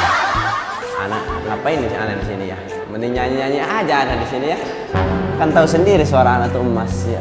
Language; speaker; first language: Indonesian; native; Indonesian